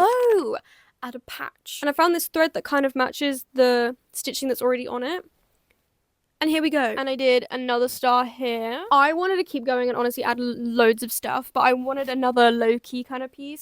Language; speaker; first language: English; native; English